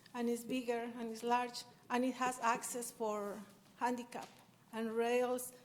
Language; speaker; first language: English; non-native, fluent; Spanish